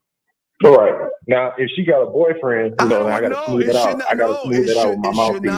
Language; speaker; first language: English; native; English